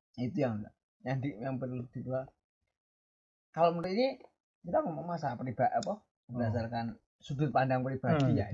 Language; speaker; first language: Indonesian; native; Indonesian